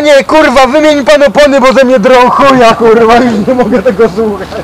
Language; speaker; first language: Polish; native; Polish